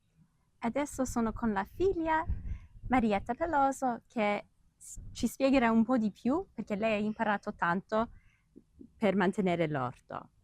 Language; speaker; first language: Italian; early bilingual, heritage; Italian